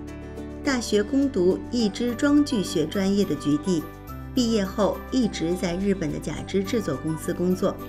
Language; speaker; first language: Chinese; native; Chinese